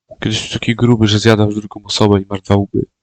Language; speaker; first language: Polish; native; Polish